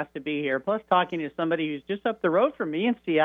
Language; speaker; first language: English; native; English